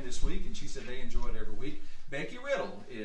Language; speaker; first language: English; native; English